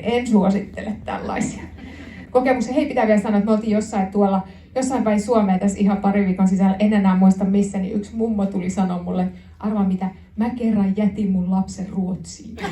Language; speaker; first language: Finnish; native; Finnish